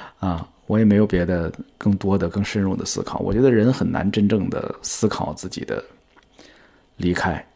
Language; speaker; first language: Chinese; native; Chinese